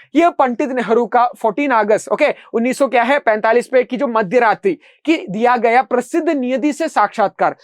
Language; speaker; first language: Hindi; non-native, local second language; Malayalam